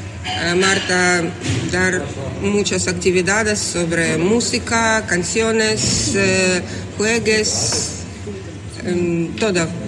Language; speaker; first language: Spanish; non-native, learner; Russian